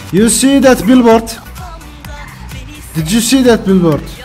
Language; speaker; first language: English; non-native, learner; Turkish